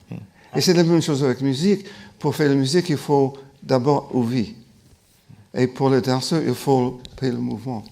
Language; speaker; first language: French; non-native, fluent; English